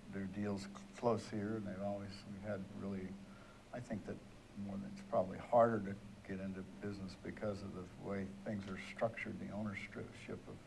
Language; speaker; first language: English; native; English